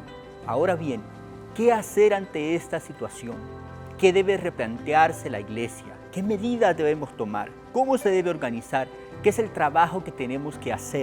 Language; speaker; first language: Spanish; native; Spanish